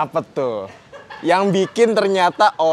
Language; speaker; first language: Indonesian; native; Indonesian